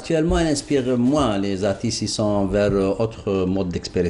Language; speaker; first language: French; non-native, local second language; Arabic